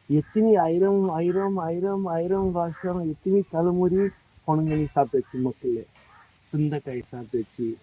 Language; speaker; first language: Tamil; non-native, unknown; English